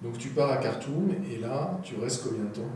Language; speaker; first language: French; native; French